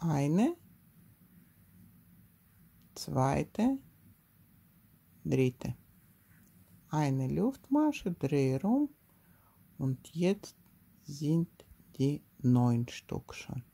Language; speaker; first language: German; non-native, learner; Russian